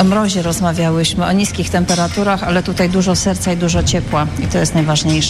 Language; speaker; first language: Polish; native; Polish